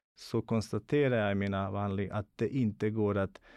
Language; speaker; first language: Swedish; non-native, fluent; Bosnian